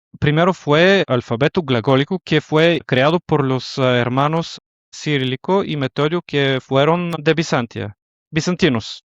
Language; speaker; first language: Spanish; non-native, fluent; Bulgarian